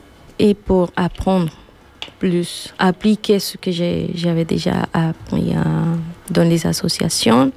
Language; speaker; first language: French; non-native, learner; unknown